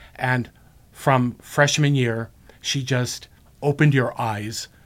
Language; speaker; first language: English; native; English